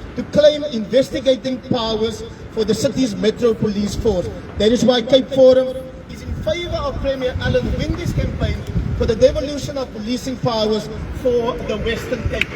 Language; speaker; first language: English; non-native, local second language; Afrikaans